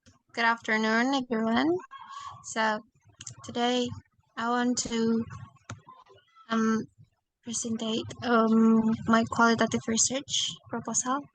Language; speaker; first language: English; non-native, learner; Indonesian